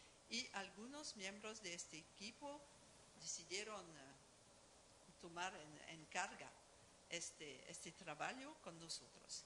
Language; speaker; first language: Spanish; non-native, fluent; French